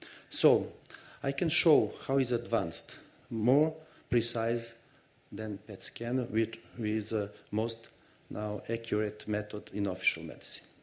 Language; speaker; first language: English; non-native, fluent; Serbian